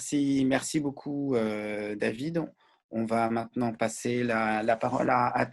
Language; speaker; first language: French; native; French